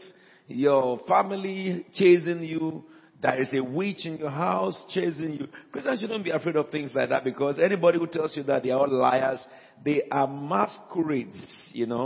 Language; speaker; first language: English; non-native, local second language; Yoruba